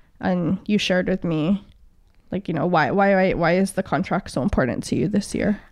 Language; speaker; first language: English; early bilingual, other home language; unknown